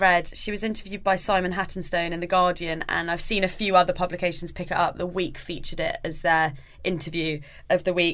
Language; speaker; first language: English; native; English